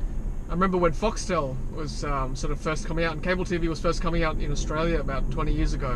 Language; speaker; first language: English; native; English